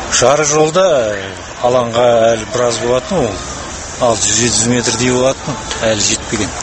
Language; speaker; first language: Kazakh; early bilingual, heritage; Kazakh